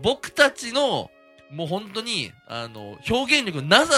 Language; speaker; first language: Japanese; native; Japanese